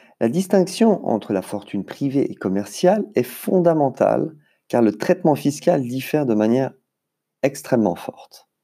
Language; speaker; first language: French; native; French